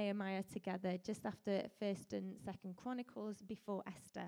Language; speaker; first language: English; native; English